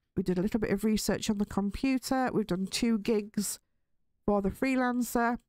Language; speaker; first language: English; native; English